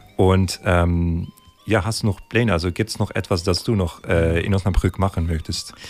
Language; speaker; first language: German; native; German